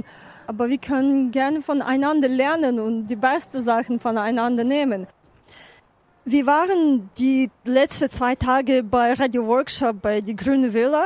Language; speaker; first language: German; non-native, fluent; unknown